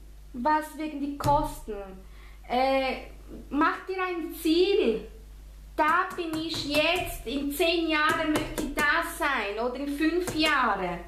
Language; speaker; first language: German; non-native, fluent; Spanish